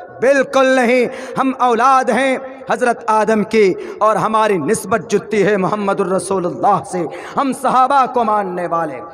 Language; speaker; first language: Urdu; native; Urdu